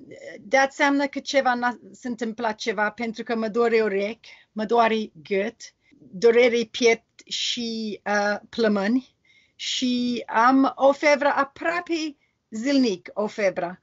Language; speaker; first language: Romanian; non-native, learner; English